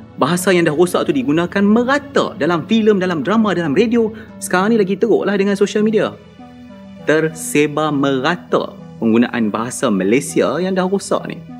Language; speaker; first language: Malay; native; Malay